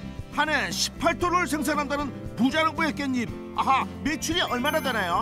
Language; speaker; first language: Korean; native; Korean